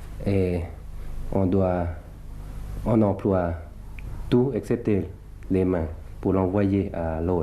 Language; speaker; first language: French; early bilingual, other home language; Thai